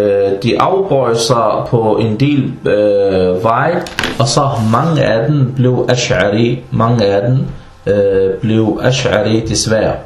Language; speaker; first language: Danish; non-native, fluent; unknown